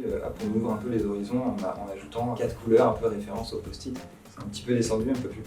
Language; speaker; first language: French; native; French